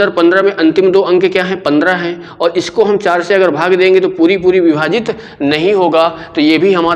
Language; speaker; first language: Hindi; native; Hindi